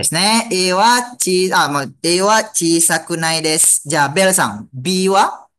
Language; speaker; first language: Japanese; non-native, fluent; Malay